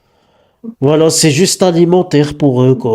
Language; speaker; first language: French; native; French